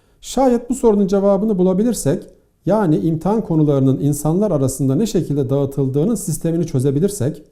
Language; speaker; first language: Turkish; native; Turkish